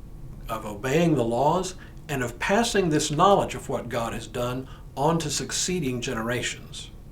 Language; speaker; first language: English; native; English